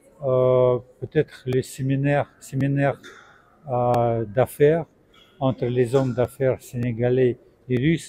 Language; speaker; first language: French; non-native, fluent; Russian